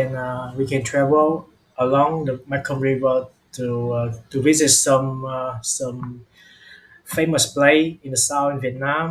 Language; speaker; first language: English; non-native, learner; Vietnamese